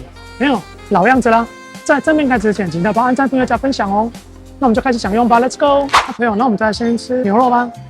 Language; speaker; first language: Chinese; native; Chinese